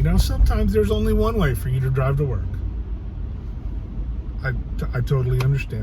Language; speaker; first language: English; native; English